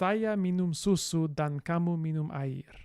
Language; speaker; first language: Indonesian; non-native, learner; English